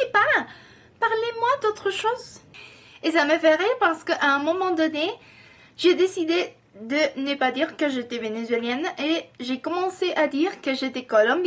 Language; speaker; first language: French; non-native, fluent; Spanish